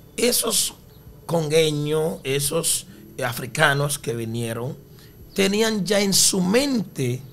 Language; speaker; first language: Spanish; early bilingual, other home language; Haitian Creole